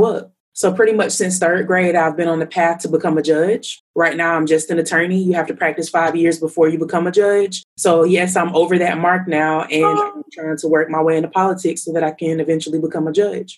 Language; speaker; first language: English; native; English